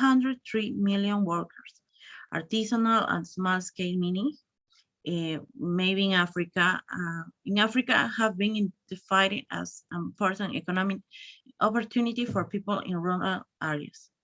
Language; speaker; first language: English; non-native, learner; Spanish